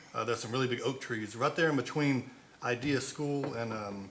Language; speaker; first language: English; native; English